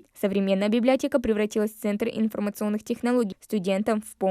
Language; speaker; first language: Russian; native; Russian